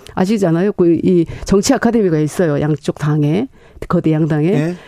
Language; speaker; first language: Korean; native; Korean